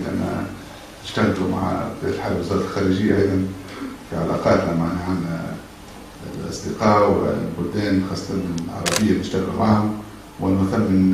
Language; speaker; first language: Arabic; native; Arabic